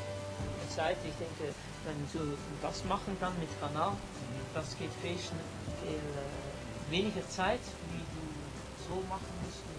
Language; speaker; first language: German; non-native, learner; Dutch